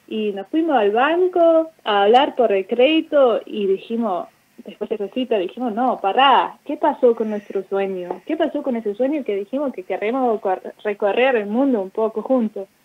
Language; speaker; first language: Spanish; non-native, fluent; German